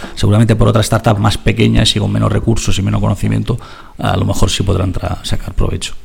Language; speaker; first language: Spanish; non-native, fluent; Italian